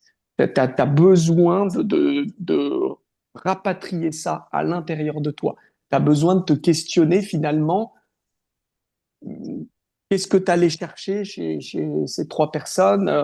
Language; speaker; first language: French; native; French